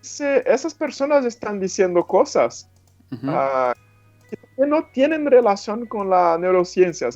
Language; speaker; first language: Spanish; non-native, fluent; Portuguese